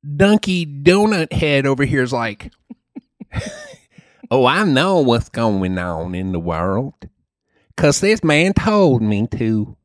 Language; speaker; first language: English; native; English